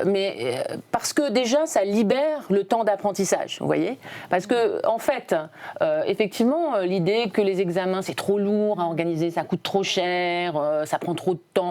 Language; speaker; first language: French; native; French